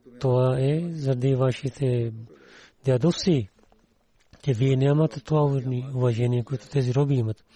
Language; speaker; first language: Bulgarian; non-native, learner; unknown